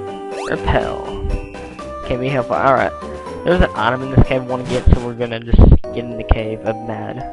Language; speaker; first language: English; native; English